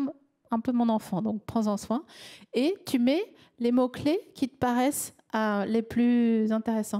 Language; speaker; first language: French; native; French